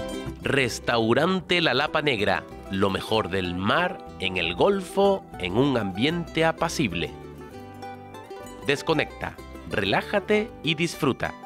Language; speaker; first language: Spanish; native; Spanish